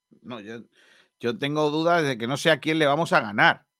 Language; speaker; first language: Spanish; native; Spanish